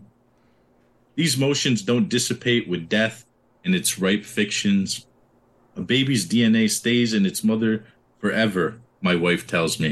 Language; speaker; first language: English; native; English